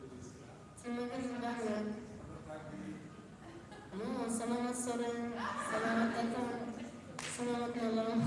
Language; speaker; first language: Indonesian; non-native, learner; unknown